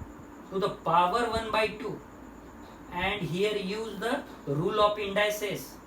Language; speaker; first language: English; non-native, local second language; Marathi